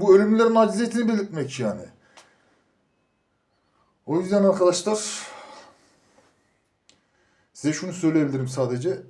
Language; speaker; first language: Turkish; native; Turkish